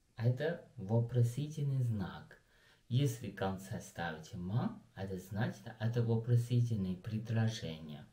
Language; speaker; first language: Russian; non-native, learner; Chinese